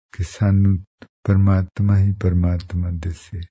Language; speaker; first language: Punjabi; native; Punjabi